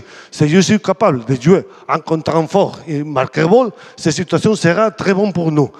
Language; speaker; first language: French; non-native, fluent; Spanish